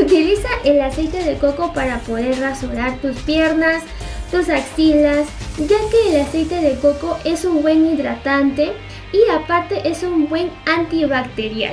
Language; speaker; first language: Spanish; native; Spanish